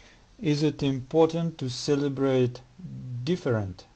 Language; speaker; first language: English; non-native, learner; Russian